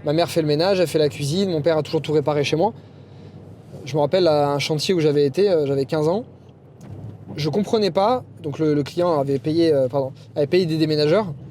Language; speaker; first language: French; native; French